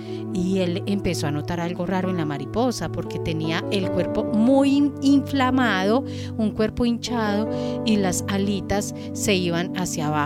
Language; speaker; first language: Spanish; native; Spanish